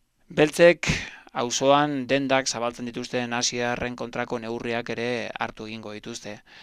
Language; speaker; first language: Basque; native; Basque